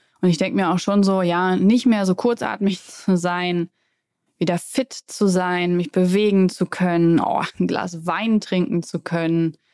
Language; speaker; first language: German; native; German